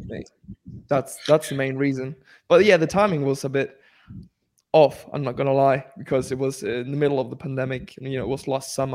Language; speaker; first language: English; non-native, fluent; Spanish